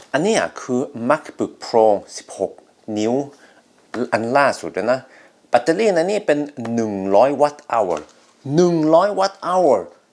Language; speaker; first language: Thai; non-native, fluent; Norwegian